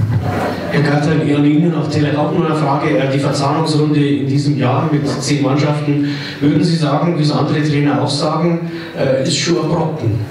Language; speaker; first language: German; native; German